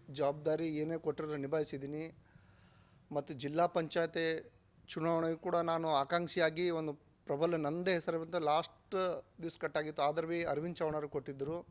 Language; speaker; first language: Kannada; non-native, local second language; Lambadi